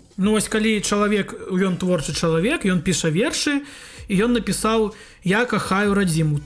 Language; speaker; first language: Belarusian; non-native, local second language; Russian